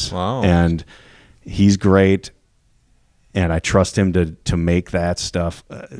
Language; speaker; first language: English; native; English